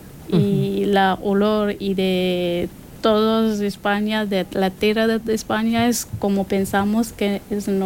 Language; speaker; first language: Spanish; non-native, learner; Persian